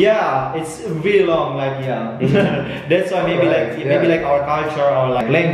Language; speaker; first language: English; non-native, learner; Indonesian